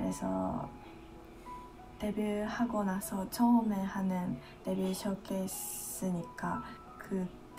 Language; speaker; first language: Korean; non-native, fluent; Japanese